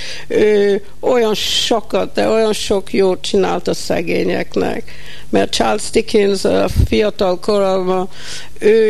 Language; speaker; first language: Hungarian; early bilingual, heritage; Hungarian